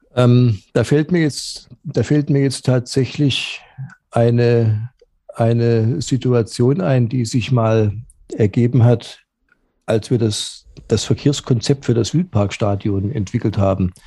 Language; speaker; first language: German; native; German